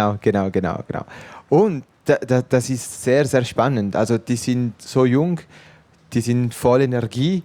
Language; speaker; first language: German; non-native, fluent; Italian